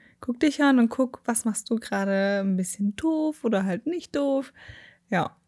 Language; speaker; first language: German; native; German